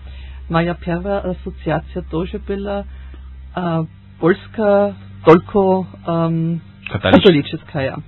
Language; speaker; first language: Russian; non-native, learner; German